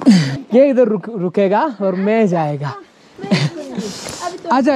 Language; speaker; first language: Hindi; non-native, local second language; Malayalam